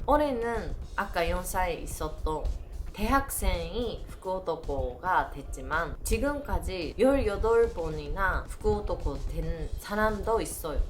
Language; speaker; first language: Korean; non-native, learner; Japanese